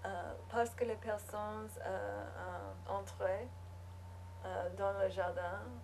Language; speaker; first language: French; non-native, learner; English